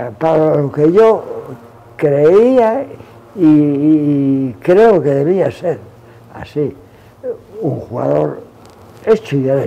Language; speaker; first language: Spanish; native; Spanish